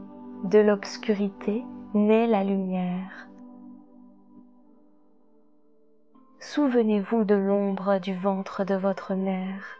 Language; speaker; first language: French; native; French